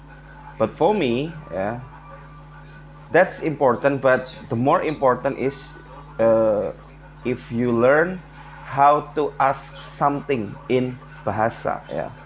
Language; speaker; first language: English; non-native, learner; Indonesian